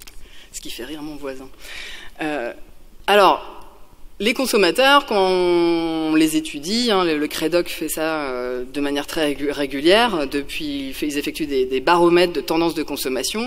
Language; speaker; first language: French; native; French